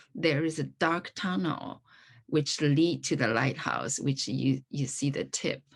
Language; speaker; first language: English; non-native, fluent; Chinese